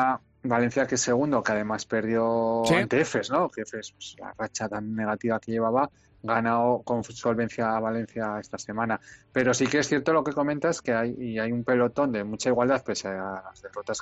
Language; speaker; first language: Spanish; native; Spanish